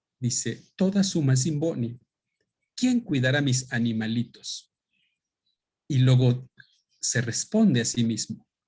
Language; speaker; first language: Spanish; native; Spanish